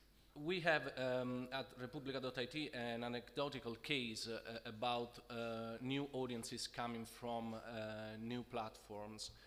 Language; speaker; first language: English; non-native, fluent; Italian